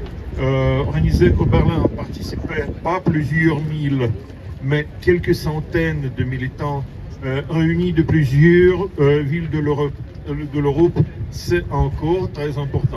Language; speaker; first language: French; non-native, learner; Russian